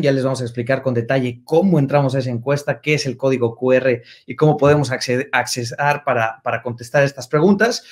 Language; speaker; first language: Spanish; native; Spanish